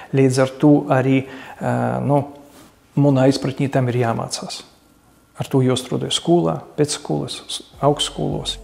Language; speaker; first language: Latvian; native; Latvian